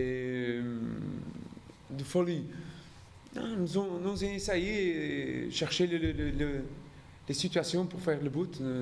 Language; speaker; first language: French; non-native, learner; Portuguese